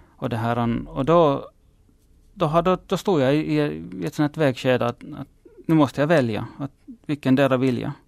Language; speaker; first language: Swedish; native; Swedish